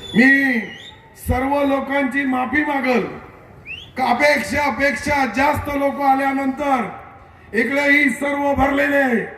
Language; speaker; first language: Marathi; non-native, local second language; Urdu